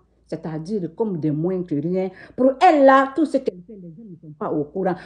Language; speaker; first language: French; non-native, local second language; Susu